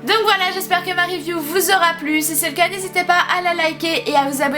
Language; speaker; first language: French; native; French